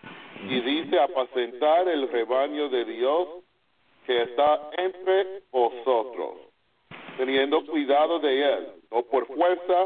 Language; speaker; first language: Spanish; non-native, fluent; English